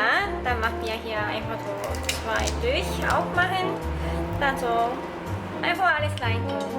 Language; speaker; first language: German; non-native, learner; Japanese